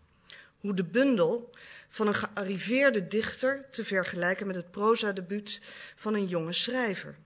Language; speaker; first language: Dutch; native; Dutch